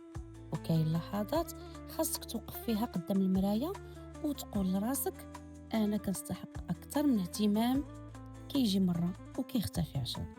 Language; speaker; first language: Arabic; native; Arabic